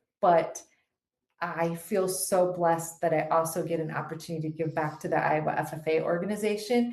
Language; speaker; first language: English; native; English